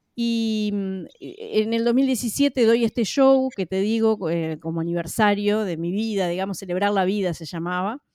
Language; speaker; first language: Spanish; native; Spanish